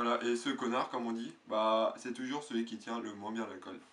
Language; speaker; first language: French; native; French